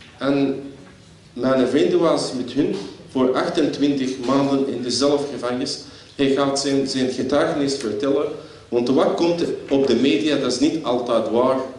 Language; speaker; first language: Dutch; non-native, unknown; Arabic